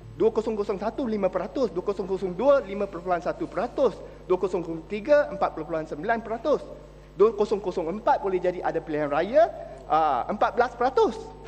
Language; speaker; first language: Malay; non-native, local second language; Chinese